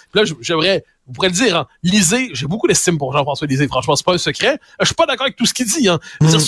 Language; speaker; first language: French; native; French